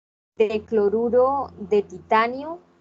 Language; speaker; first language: Spanish; native; Spanish